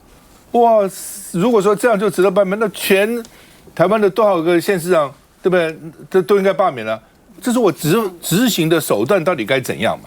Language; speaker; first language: Chinese; native; Chinese